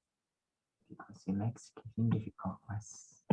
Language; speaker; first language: English; non-native, learner; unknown